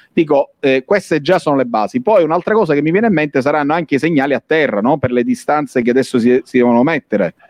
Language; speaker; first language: Italian; native; Italian